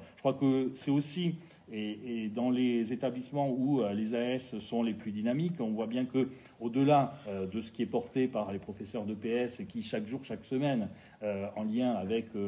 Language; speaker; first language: French; native; French